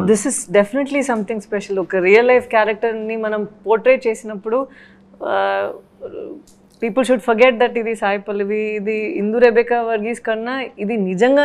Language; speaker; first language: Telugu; non-native, fluent; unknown